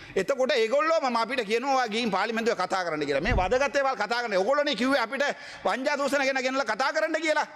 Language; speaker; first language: Sinhala; non-native, local second language; Tamil